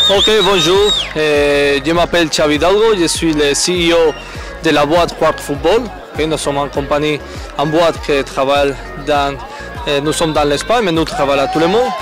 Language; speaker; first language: French; non-native, learner; Spanish